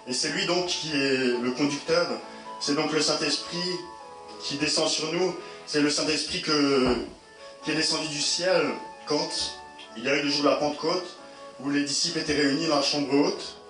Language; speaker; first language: French; native; French